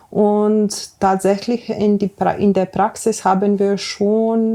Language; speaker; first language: German; non-native, fluent; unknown